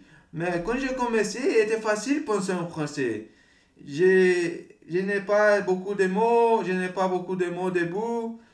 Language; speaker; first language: French; non-native, learner; Portuguese